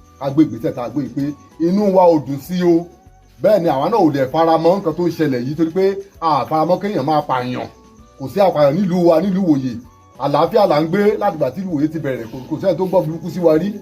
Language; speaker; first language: Yoruba; native; Yoruba